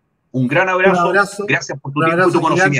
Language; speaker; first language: Spanish; native; Spanish